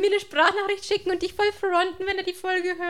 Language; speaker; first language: German; native; German